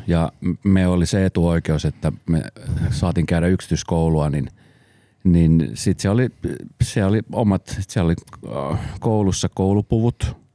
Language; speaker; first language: Finnish; early bilingual, other home language; Spanish